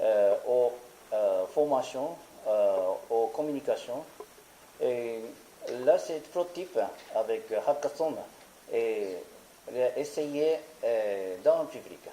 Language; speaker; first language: French; non-native, learner; Japanese